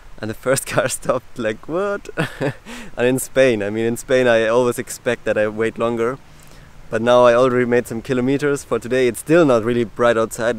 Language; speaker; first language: English; non-native, fluent; German